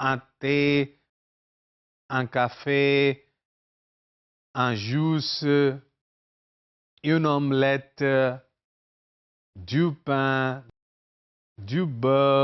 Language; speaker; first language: French; non-native, fluent; Urdu